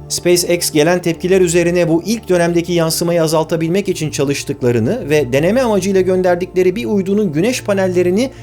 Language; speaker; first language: Turkish; native; Turkish